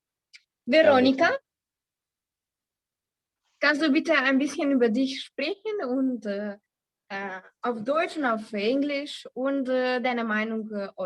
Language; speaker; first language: German; non-native, learner; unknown